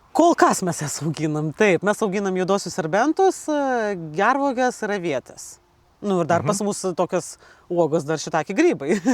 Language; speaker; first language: Lithuanian; early bilingual, other home language; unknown